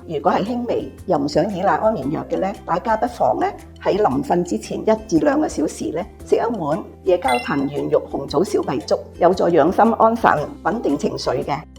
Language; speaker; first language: Cantonese; native; Cantonese